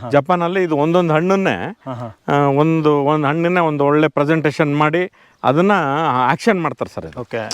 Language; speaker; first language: Kannada; native; Kannada